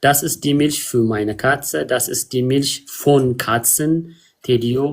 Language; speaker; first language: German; non-native, fluent; Amharic